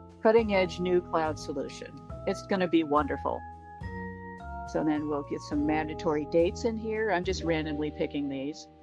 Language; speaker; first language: English; native; English